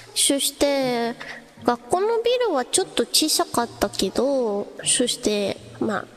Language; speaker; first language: Japanese; non-native, learner; English